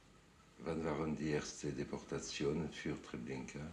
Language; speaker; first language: German; non-native, fluent; French